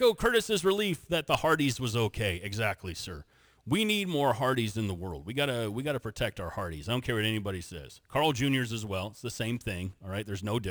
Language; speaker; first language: English; native; English